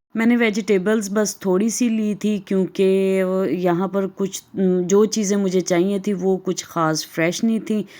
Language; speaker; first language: Urdu; native; Urdu